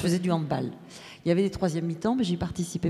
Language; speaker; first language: French; native; French